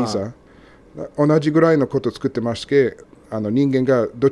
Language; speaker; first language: Japanese; non-native, learner; English